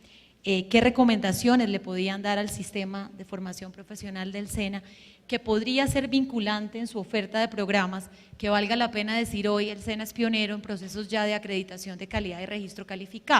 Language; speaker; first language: Spanish; native; Spanish